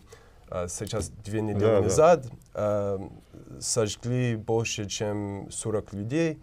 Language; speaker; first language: Russian; non-native, learner; English